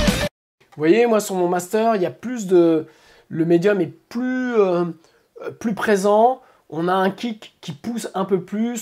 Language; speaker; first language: French; native; French